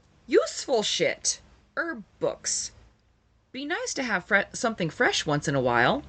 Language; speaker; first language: English; native; English